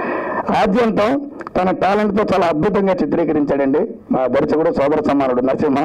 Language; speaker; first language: Telugu; native; Telugu